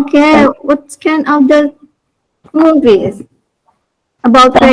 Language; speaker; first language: English; non-native, learner; Indonesian